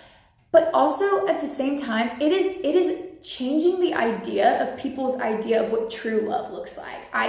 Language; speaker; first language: English; native; English